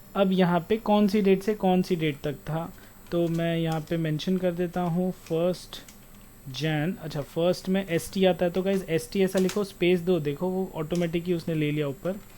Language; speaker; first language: Hindi; non-native, local second language; Marwari